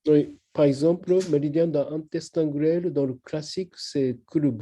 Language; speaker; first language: French; non-native, learner; Japanese